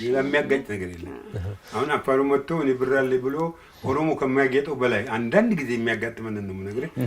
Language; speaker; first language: Amharic; non-native, local second language; Oromo